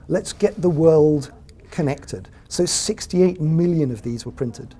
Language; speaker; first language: English; native; English